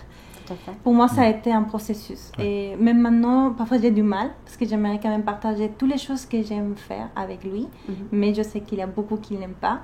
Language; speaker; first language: French; non-native, fluent; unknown